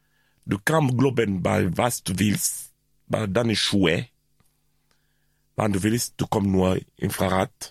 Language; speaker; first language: German; non-native, learner; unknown